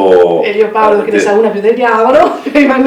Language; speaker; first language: Italian; native; Italian